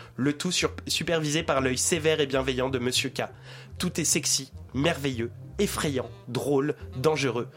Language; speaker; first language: French; native; French